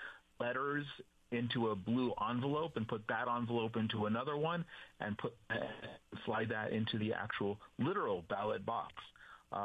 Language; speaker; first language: English; native; English